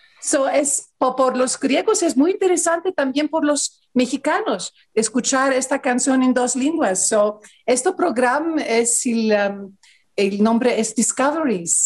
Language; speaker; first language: Spanish; non-native, learner; Greek